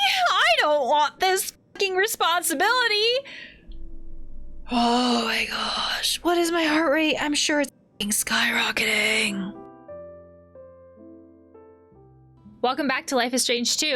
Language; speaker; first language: English; native; English